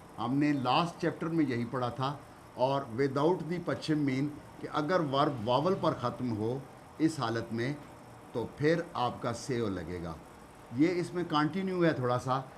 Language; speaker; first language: Urdu; non-native, local second language; Punjabi